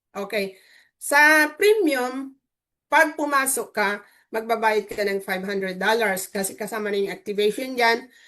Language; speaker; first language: Filipino; native; Filipino